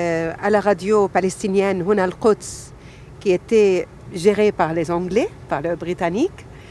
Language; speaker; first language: French; non-native, fluent; Arabic